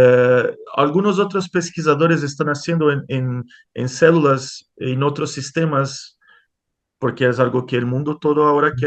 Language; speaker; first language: Spanish; non-native, fluent; Portuguese